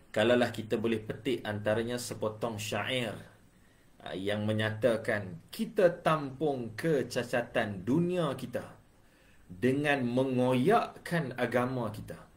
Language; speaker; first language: Malay; native; Malay